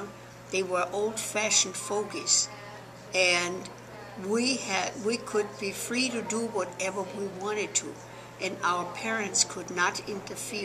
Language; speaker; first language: English; non-native, fluent; German